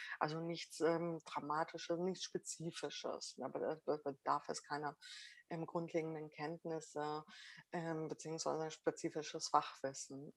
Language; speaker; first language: German; early bilingual, other home language; Arabic